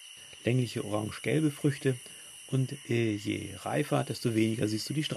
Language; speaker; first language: German; native; German